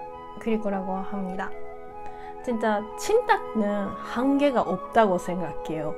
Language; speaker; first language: Korean; non-native, learner; Japanese